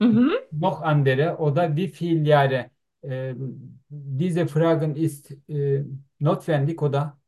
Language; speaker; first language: German; non-native, learner; Turkish